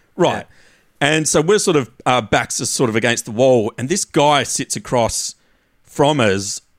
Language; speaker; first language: English; native; English